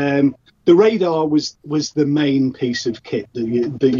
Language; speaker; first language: English; native; English